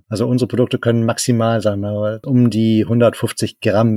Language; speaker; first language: German; native; German